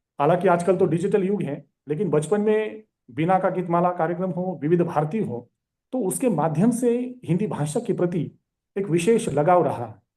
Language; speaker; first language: Hindi; non-native, local second language; Marathi